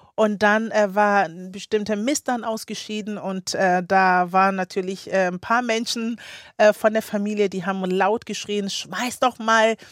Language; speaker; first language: German; native; German